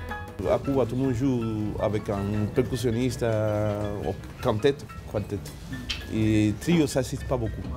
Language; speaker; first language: French; non-native, fluent; Spanish